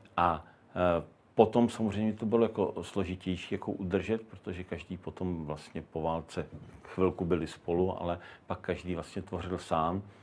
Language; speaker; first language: Czech; native; Czech